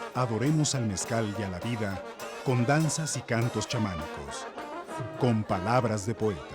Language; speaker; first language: Spanish; native; Spanish